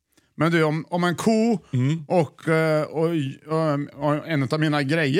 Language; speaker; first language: Swedish; native; Swedish